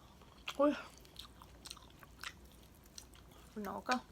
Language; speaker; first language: Filipino; non-native, local second language; Cebuano